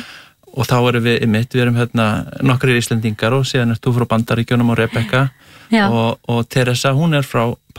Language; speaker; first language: Icelandic; native; Icelandic